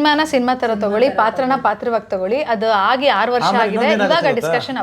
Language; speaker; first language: Kannada; native; Kannada